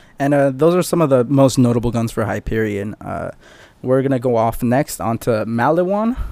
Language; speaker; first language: English; early bilingual, other home language; Spanish